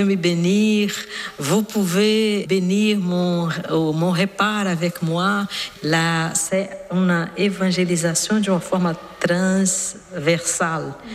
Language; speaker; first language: French; non-native, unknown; Portuguese